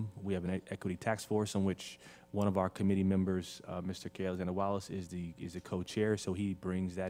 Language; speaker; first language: English; native; English